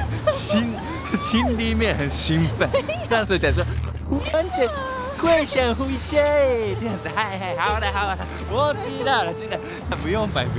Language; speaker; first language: Chinese; non-native, fluent; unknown